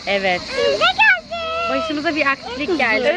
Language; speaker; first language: Turkish; native; Turkish